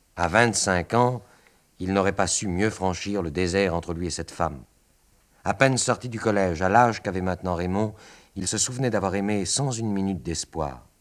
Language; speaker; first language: French; native; French